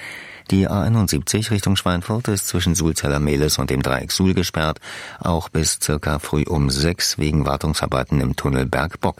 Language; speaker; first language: German; native; German